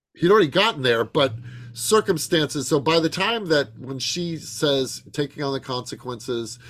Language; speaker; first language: English; native; English